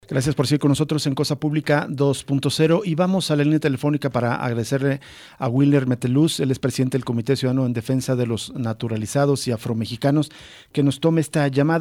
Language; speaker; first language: Spanish; native; Spanish